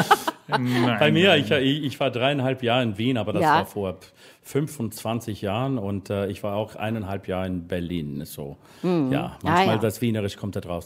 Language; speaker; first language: German; non-native, learner; English